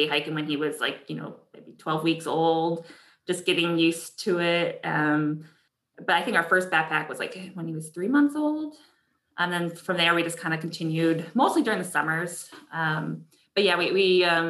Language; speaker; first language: English; native; English